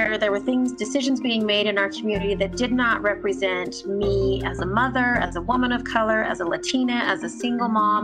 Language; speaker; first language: English; native; English